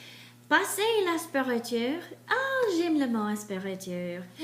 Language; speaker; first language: French; non-native, fluent; English